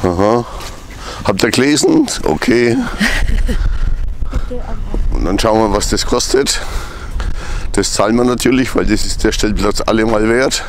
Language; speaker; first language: German; native; German